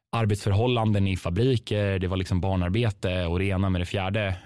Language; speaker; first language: Swedish; native; Swedish